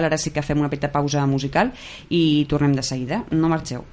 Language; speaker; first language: Catalan; native; Catalan